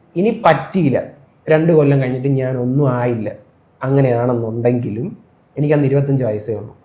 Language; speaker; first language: Malayalam; native; Malayalam